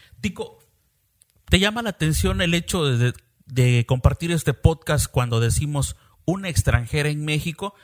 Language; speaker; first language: Spanish; native; Spanish